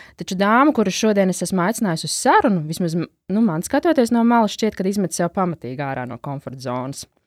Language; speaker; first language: Latvian; native; Latvian